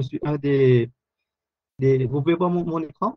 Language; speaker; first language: French; non-native, local second language; Morisyen